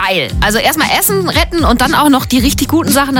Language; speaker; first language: German; native; German